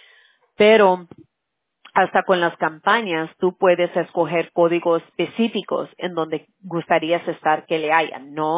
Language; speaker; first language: Spanish; early bilingual, heritage; English